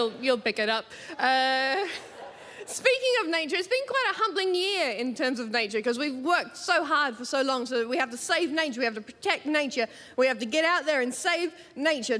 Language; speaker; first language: English; native; English